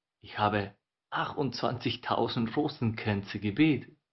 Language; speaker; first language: German; non-native, fluent; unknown